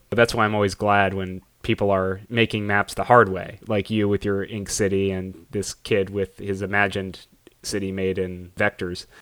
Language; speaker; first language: English; native; English